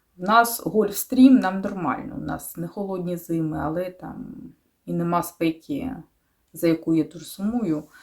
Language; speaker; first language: Ukrainian; native; Ukrainian